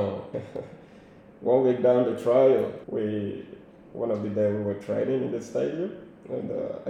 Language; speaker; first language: English; non-native, local second language; Igbo